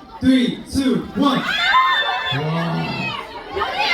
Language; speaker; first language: Korean; non-native, fluent; Chinese